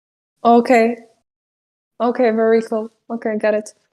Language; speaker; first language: English; non-native, fluent; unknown